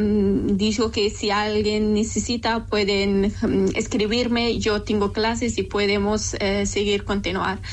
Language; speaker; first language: Spanish; non-native, local second language; Persian